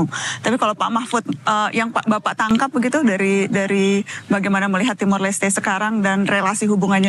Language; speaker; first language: Indonesian; native; Indonesian